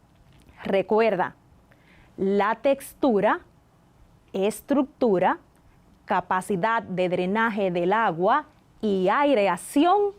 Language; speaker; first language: Spanish; native; Spanish